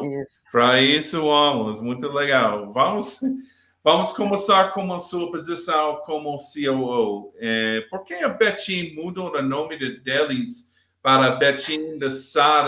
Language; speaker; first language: Portuguese; non-native, learner; English